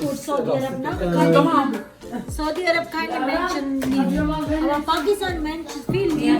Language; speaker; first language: German; non-native, learner; Urdu